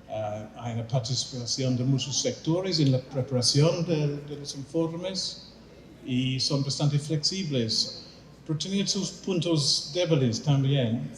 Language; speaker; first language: Spanish; non-native, fluent; English